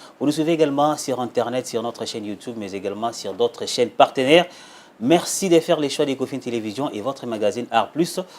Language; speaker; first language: French; non-native, local second language; Lingala